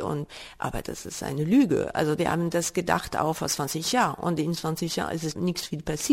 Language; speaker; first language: German; non-native, fluent; French